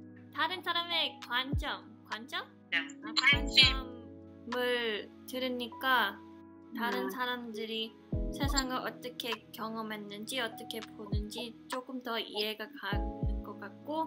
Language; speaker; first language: Korean; early bilingual, heritage; English